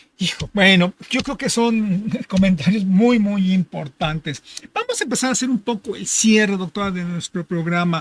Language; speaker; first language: Spanish; native; Spanish